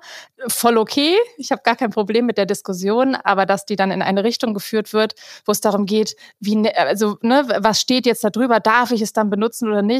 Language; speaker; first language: German; native; German